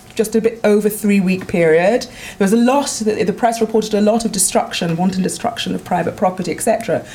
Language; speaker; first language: English; native; English